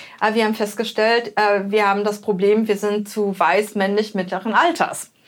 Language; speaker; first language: German; native; German